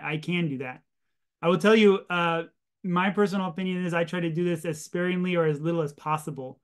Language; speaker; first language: English; native; English